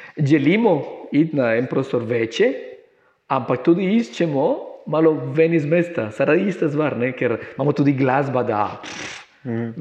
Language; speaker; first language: Slovenian; non-native, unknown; Spanish